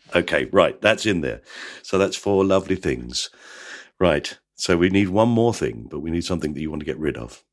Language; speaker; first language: English; native; English